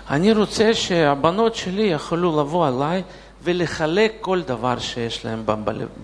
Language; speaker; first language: Hebrew; non-native, fluent; Russian